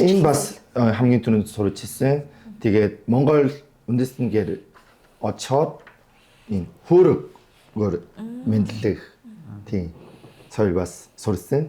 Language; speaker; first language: Mongolian; non-native, fluent; Korean